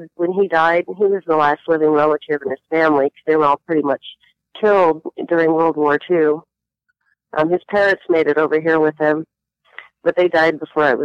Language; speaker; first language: English; early bilingual, other home language; Latvian